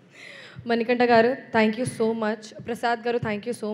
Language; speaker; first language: Telugu; non-native, learner; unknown